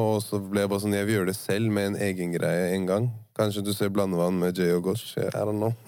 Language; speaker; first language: Norwegian; early bilingual, other home language; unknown